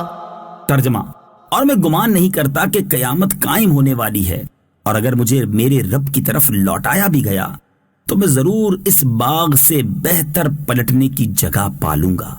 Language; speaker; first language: Urdu; native; Urdu